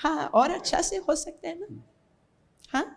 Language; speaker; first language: Hindi; non-native, learner; English